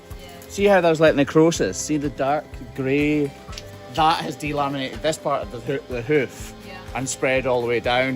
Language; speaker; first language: English; native; English